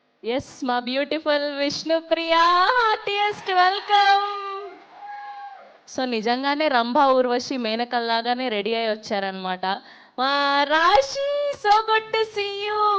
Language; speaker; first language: Telugu; native; Telugu